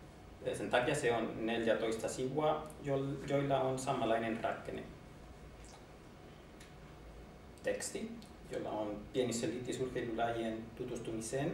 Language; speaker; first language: Finnish; non-native, learner; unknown